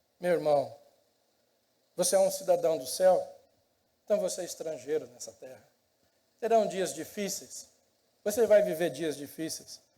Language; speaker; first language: Portuguese; native; Portuguese